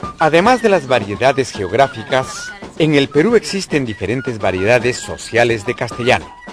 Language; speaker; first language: Spanish; non-native, local second language; Quechua